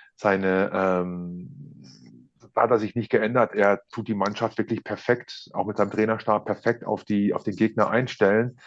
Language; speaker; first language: German; native; German